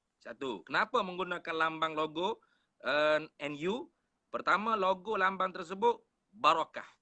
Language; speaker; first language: Malay; native; Malay